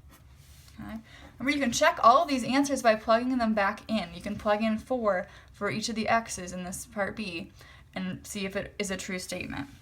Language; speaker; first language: English; native; English